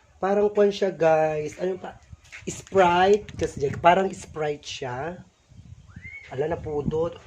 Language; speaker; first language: Filipino; non-native, local second language; Iloko